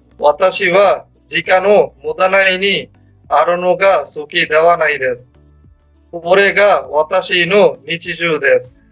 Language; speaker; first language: Japanese; non-native, learner; Bangla